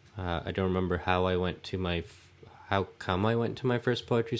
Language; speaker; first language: English; native; English